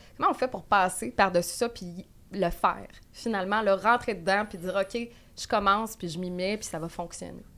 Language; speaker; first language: French; native; French